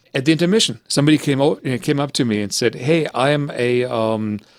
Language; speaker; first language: English; early bilingual, other home language; German